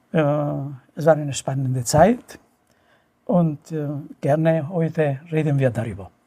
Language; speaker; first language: German; non-native, fluent; Italian